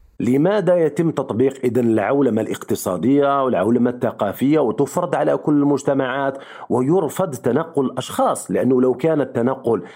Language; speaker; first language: Arabic; native; Arabic